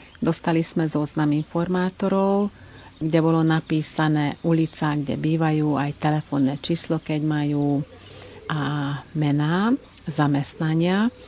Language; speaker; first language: Slovak; early bilingual, heritage; Slovak